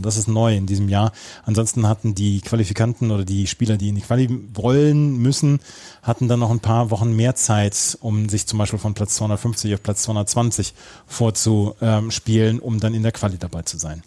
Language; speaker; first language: German; native; German